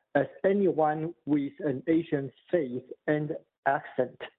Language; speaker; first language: English; non-native, fluent; Chinese